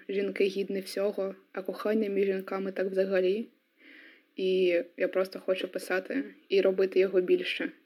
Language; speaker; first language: Ukrainian; non-native, local second language; Russian